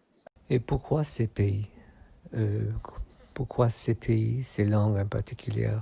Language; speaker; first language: French; non-native, fluent; English